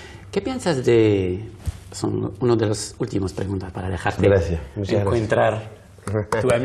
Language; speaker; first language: Spanish; non-native, learner; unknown